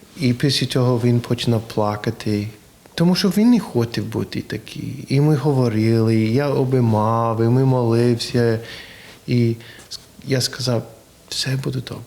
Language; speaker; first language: Ukrainian; non-native, learner; English